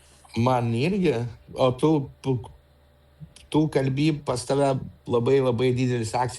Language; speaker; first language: Lithuanian; non-native, local second language; Russian